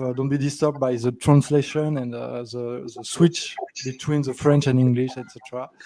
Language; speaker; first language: English; non-native, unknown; French